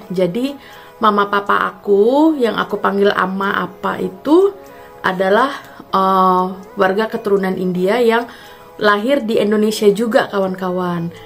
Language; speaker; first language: Indonesian; native; Indonesian